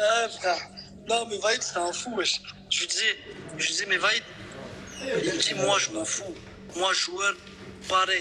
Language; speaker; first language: French; native; French